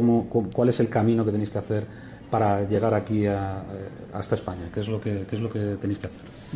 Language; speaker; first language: Spanish; native; Spanish